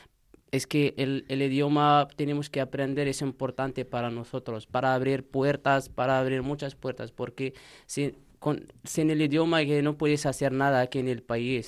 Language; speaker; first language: Spanish; non-native, learner; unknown